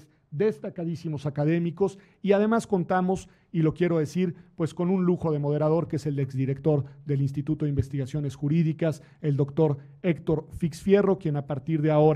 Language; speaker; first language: Spanish; native; Spanish